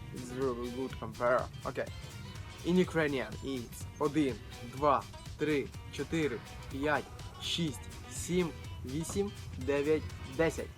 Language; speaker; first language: English; non-native, learner; Ukrainian